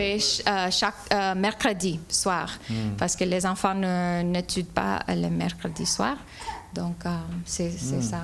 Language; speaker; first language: French; non-native, fluent; English